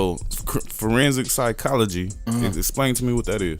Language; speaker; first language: English; native; English